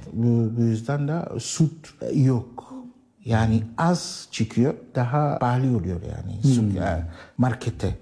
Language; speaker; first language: Turkish; non-native, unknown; Arabic